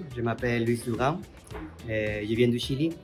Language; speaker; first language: French; non-native, learner; Spanish